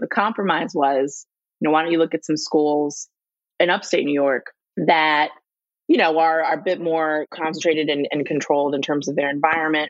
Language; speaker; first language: English; native; English